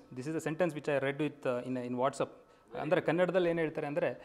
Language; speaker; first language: English; non-native, local second language; Kannada